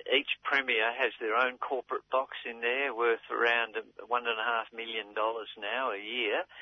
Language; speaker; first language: English; native; English